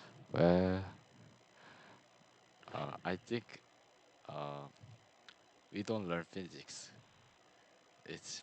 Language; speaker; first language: English; non-native, learner; Korean